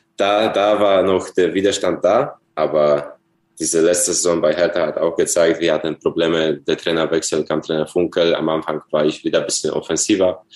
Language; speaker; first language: German; non-native, fluent; Polish